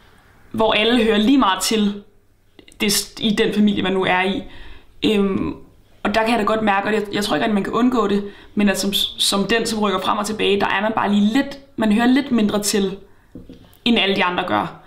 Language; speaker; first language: Danish; native; Danish